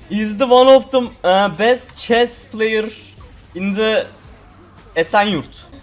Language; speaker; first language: English; non-native, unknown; Turkish